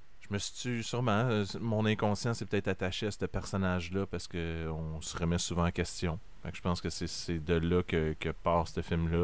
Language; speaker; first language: French; native; French